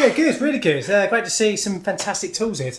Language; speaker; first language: English; native; English